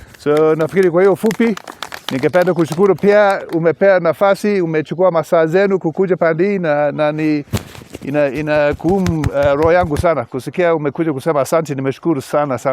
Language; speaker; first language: Swahili; non-native, local second language; English